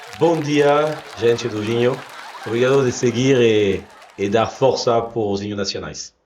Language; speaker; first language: Portuguese; non-native, fluent; French